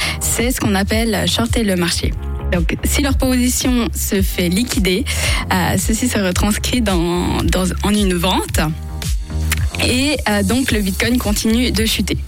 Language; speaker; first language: French; native; French